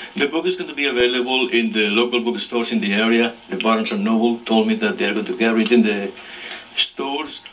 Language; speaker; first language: English; non-native, fluent; Spanish